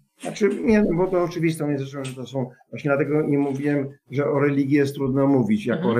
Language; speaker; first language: Polish; native; Polish